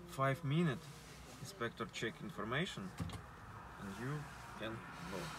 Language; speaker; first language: English; non-native, learner; Ukrainian